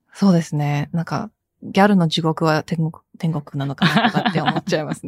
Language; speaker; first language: Japanese; early bilingual, heritage; Japanese